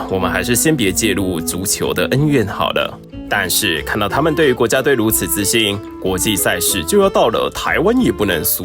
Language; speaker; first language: Chinese; native; Chinese